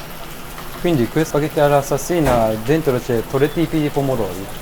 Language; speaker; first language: Italian; non-native, learner; Japanese